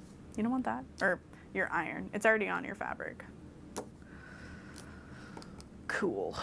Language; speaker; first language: English; native; English